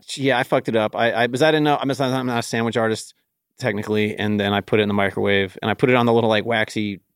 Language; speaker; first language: English; native; English